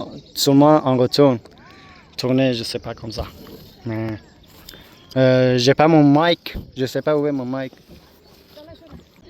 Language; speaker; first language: French; non-native, learner; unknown